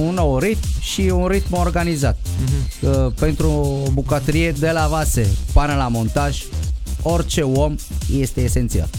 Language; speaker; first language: Romanian; non-native, fluent; Italian